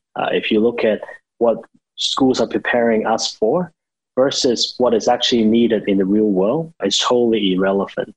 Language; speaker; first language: English; non-native, local second language; Cantonese